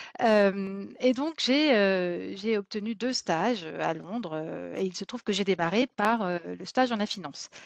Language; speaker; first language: French; native; French